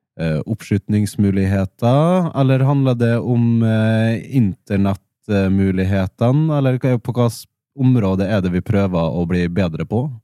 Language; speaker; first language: Norwegian; native; Norwegian